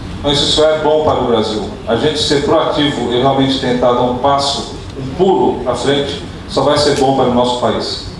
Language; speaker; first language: Portuguese; early bilingual, other home language; Dutch